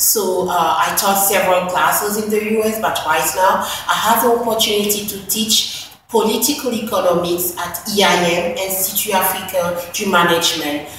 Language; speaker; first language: English; non-native, fluent; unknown